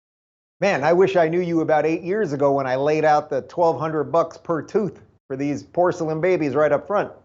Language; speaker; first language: English; native; English